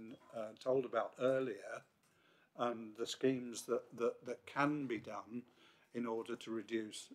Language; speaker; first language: English; native; English